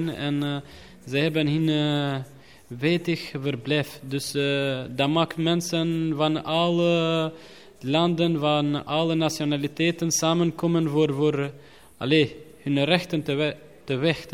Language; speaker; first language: Dutch; non-native, learner; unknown